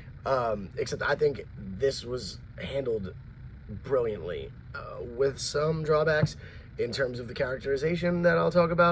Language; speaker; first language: English; native; English